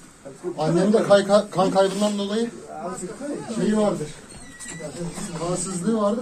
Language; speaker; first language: Turkish; native; Turkish